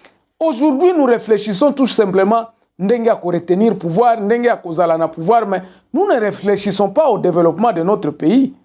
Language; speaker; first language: French; non-native, local second language; Lingala